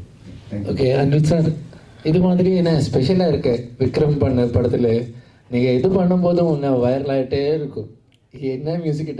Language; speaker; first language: Tamil; non-native, learner; Malayalam